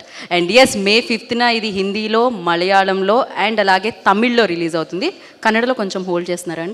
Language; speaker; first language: Telugu; native; Telugu